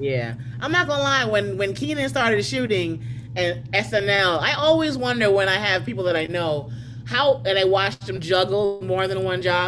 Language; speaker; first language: English; native; English